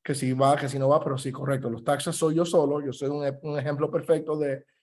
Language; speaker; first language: Spanish; early bilingual, heritage; Spanish